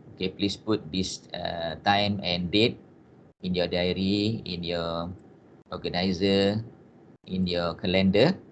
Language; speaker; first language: English; non-native, local second language; Malay